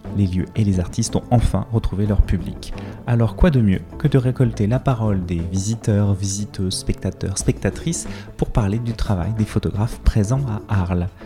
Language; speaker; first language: French; native; French